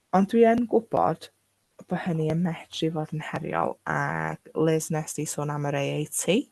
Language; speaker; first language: Welsh; non-native, local second language; English